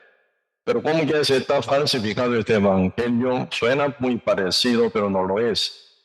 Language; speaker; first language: Spanish; non-native, learner; Korean